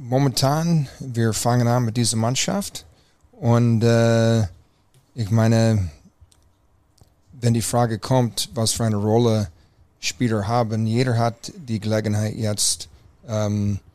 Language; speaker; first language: German; non-native, fluent; English